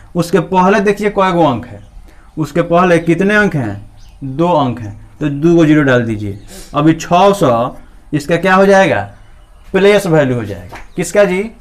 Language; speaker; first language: Hindi; native; Hindi